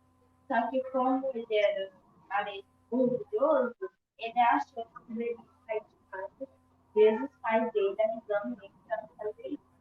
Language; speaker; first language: Portuguese; early bilingual, other home language; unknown